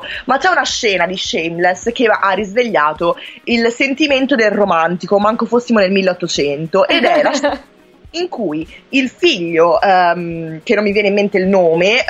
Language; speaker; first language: Italian; native; Italian